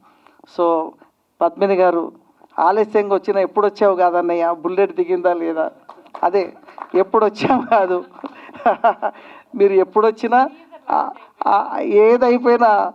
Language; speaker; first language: Telugu; native; Telugu